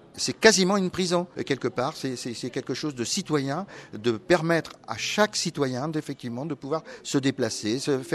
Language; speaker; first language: French; native; French